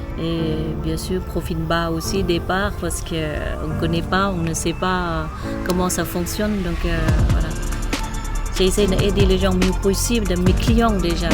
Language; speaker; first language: French; non-native, fluent; Thai